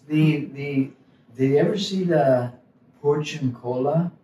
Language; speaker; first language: English; native; English